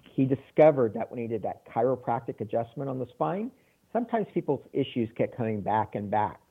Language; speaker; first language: English; native; English